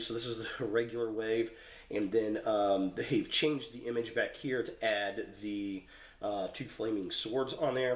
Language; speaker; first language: English; native; English